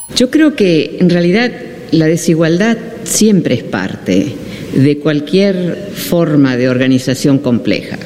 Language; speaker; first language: Spanish; non-native, fluent; Dutch